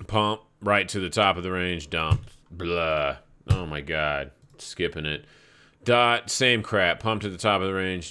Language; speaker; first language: English; native; English